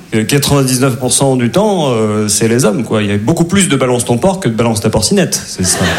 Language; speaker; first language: French; native; French